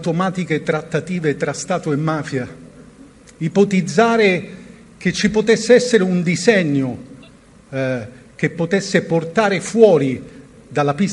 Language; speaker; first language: Italian; native; Italian